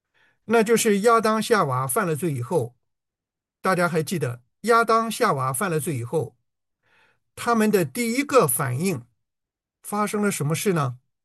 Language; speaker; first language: Chinese; native; Chinese